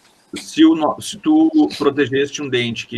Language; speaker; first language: Portuguese; native; Portuguese